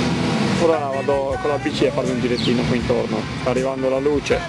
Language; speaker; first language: Italian; native; Italian